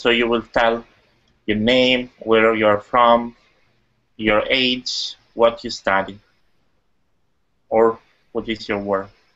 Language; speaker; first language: English; non-native, fluent; Italian